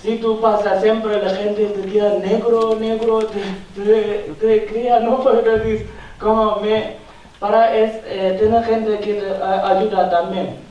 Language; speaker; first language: Spanish; non-native, learner; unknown